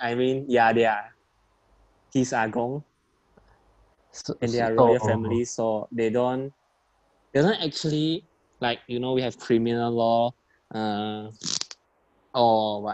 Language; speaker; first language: English; non-native, local second language; Chinese